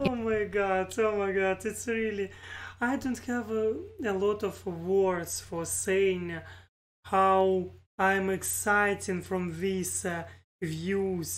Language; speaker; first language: English; non-native, learner; Russian